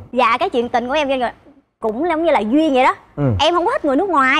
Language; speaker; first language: Vietnamese; native; Vietnamese